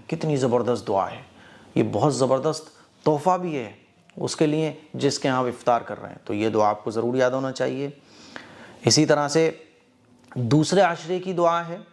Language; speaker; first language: Urdu; native; Urdu